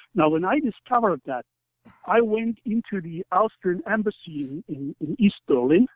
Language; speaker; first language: English; non-native, fluent; German